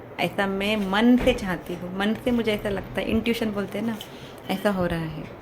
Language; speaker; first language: Hindi; non-native, local second language; Kannada